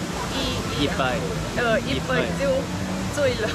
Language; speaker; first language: Chinese; non-native, fluent; Thai